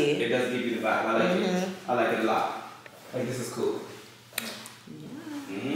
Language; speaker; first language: English; native; English